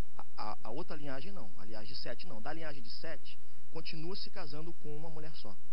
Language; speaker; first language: Portuguese; native; Portuguese